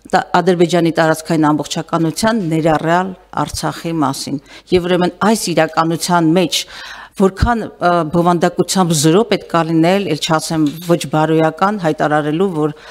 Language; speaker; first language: Armenian; native; Armenian